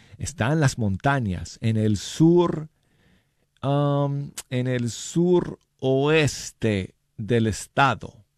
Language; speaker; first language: Spanish; non-native, fluent; English